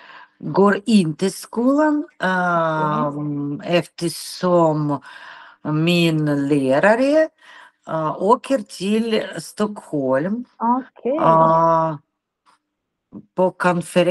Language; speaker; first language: Swedish; non-native, learner; Russian